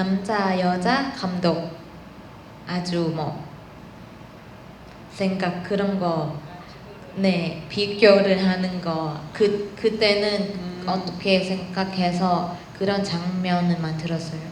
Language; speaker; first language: Korean; non-native, learner; Thai